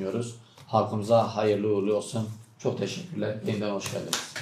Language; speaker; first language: Turkish; native; Turkish